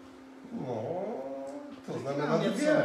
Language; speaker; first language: Czech; non-native, fluent; Polish